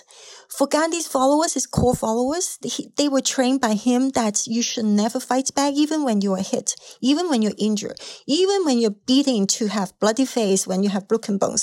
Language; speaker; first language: English; non-native, local second language; Cantonese